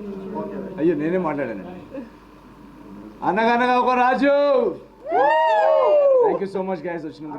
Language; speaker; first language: Telugu; native; Telugu